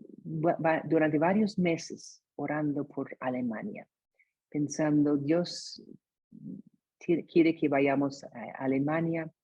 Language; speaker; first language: Spanish; non-native, fluent; English